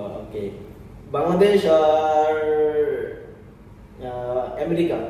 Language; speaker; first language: Hindi; non-native, learner; Bangla